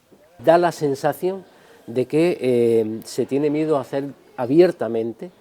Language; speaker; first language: Spanish; native; Spanish